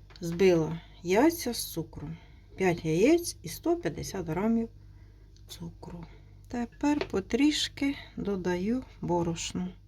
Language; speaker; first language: Ukrainian; non-native, local second language; Russian